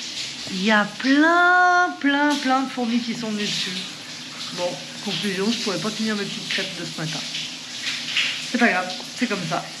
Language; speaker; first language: French; native; French